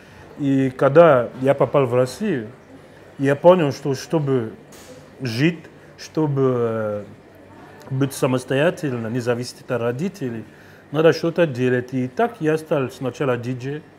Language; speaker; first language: Russian; non-native, fluent; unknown